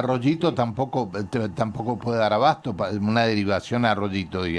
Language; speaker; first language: Spanish; native; Spanish